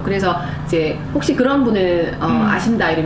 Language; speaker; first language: Korean; native; Korean